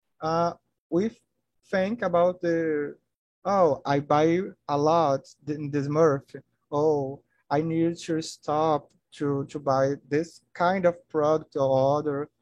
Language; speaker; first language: English; non-native, learner; Portuguese